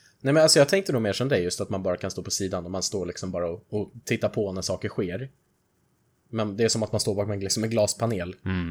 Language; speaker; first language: Swedish; native; Swedish